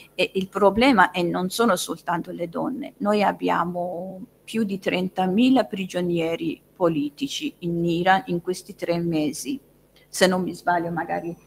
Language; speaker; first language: Italian; non-native, fluent; Persian